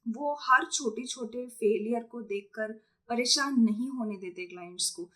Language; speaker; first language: Hindi; non-native, local second language; Marathi